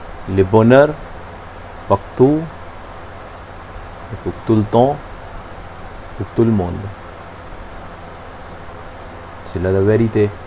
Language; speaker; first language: French; non-native, learner; Hindi